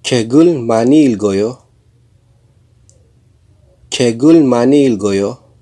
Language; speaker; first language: Korean; non-native, learner; Filipino